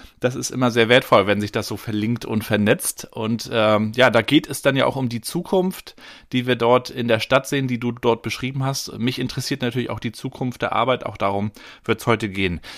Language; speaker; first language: German; native; German